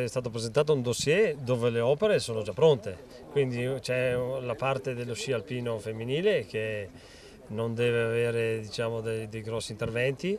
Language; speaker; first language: Italian; native; Italian